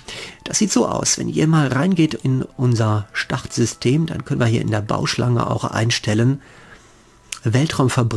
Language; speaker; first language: German; native; German